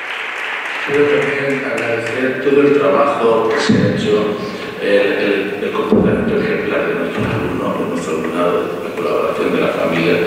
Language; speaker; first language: Spanish; native; Spanish